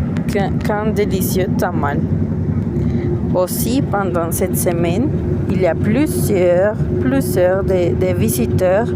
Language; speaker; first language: French; non-native, learner; Spanish